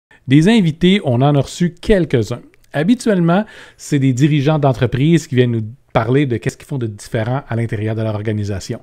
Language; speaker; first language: French; native; French